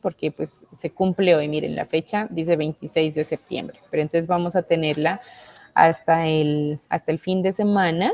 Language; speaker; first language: Spanish; native; Spanish